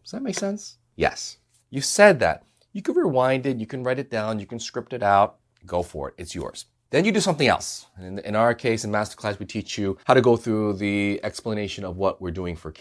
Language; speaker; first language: English; native; English